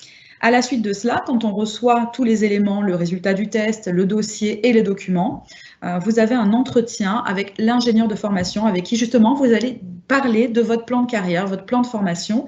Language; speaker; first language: French; native; French